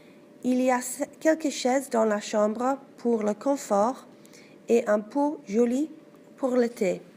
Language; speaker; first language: French; non-native, learner; English